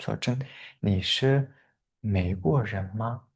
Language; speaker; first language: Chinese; non-native, fluent; Uzbek